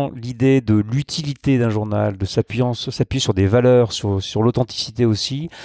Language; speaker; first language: French; native; French